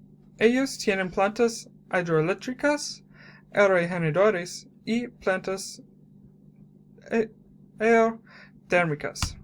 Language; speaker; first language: Spanish; non-native, learner; English